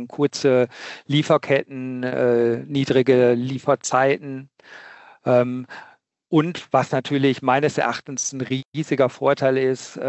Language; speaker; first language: German; native; German